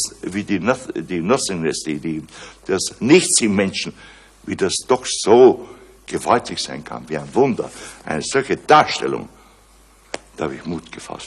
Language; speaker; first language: German; native; German